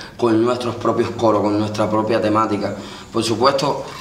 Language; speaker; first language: Spanish; native; Spanish